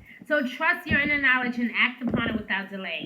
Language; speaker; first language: English; native; English